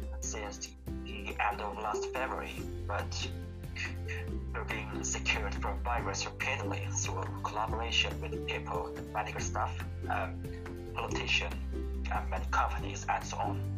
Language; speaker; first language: English; non-native, learner; Korean